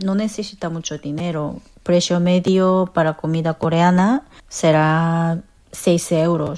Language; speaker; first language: Spanish; non-native, fluent; Korean